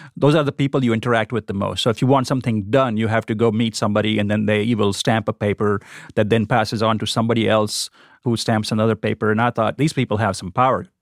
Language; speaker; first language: English; non-native, local second language; Gujarati